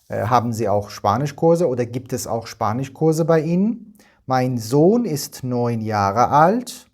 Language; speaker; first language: German; non-native, fluent; Persian